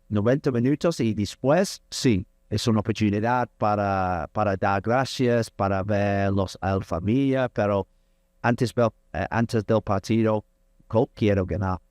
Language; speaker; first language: Spanish; non-native, learner; English